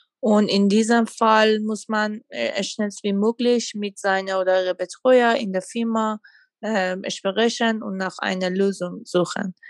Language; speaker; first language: German; non-native, fluent; Persian